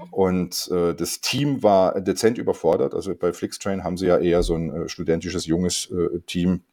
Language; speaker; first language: German; non-native, fluent; Korean